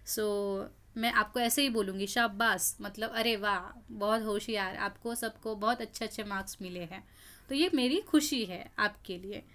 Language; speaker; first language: Hindi; non-native, local second language; Marathi